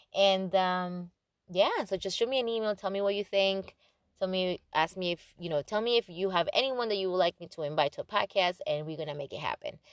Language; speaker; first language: English; non-native, fluent; Spanish